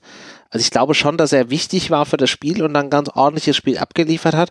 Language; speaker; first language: German; native; German